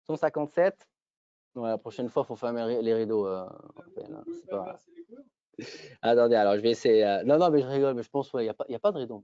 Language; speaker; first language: French; native; French